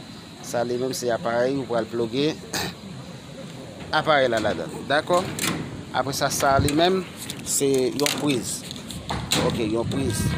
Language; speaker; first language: French; non-native, learner; Haitian Creole